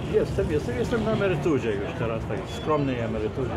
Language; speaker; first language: Polish; non-native, fluent; Arabic